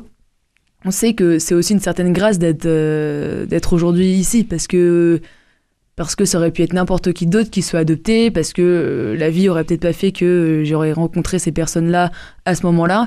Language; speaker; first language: French; native; French